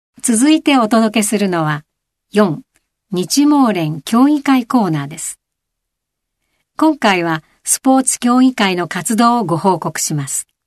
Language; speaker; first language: Japanese; native; Japanese